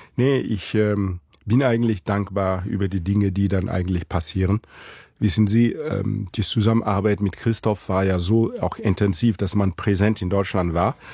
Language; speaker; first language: German; non-native, fluent; Mossi